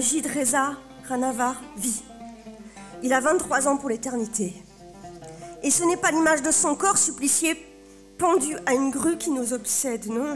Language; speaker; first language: French; native; French